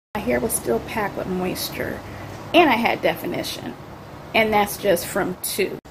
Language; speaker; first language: English; native; English